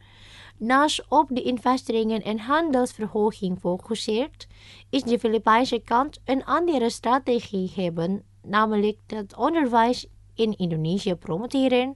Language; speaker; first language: Dutch; non-native, learner; Indonesian